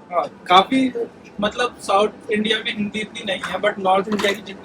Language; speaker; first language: Hindi; native; Hindi